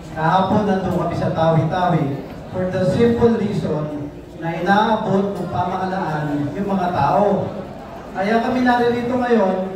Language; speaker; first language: Filipino; native; Filipino